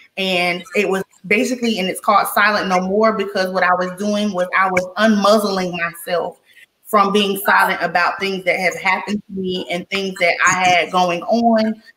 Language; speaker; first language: English; native; English